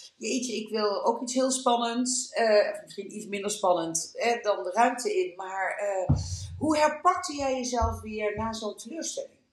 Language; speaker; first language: Dutch; native; Dutch